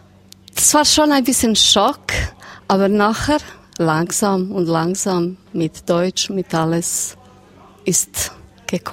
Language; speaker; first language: German; non-native, learner; Serbian